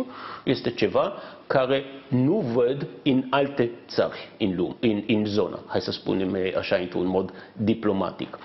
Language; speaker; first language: Romanian; non-native, fluent; Hebrew